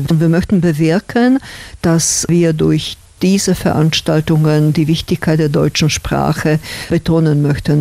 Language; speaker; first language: German; non-native, fluent; Slovak